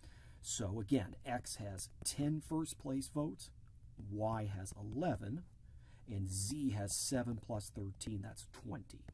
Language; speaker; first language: English; native; English